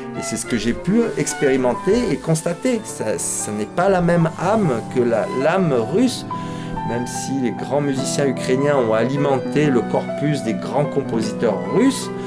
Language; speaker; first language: French; native; French